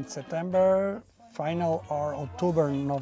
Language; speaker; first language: English; non-native, learner; Portuguese